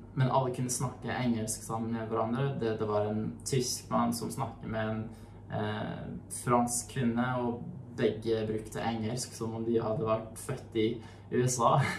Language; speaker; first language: Norwegian; non-native, fluent; English